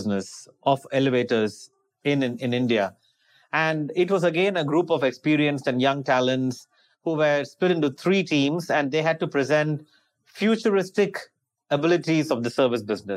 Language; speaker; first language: English; non-native, local second language; Tamil